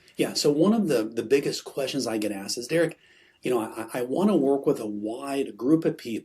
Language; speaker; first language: English; native; English